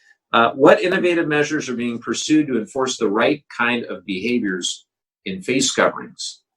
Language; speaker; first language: English; native; English